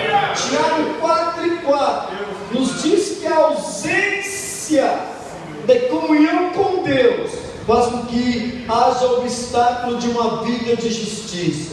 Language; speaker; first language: Portuguese; native; Portuguese